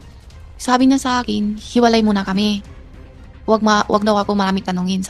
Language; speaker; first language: Filipino; non-native, learner; Chinese